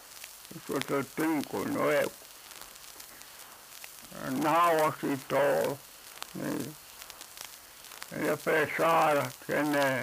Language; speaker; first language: Spanish; non-native, local second language; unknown